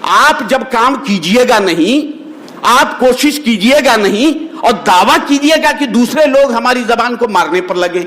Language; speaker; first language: Urdu; native; Urdu